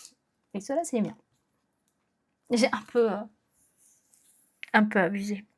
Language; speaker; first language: French; native; French